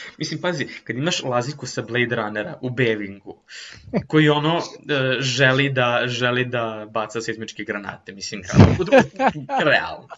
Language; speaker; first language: Serbian; native; Serbian